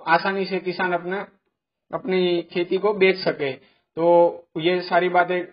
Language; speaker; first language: Hindi; non-native, local second language; Gujarati